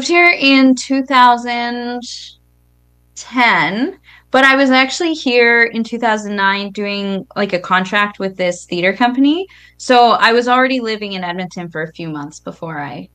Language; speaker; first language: English; native; English